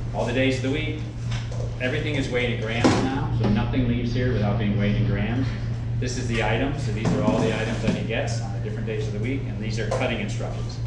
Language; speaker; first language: English; native; English